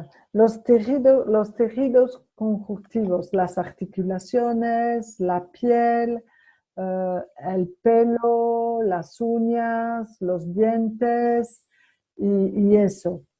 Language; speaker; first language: Spanish; non-native, fluent; French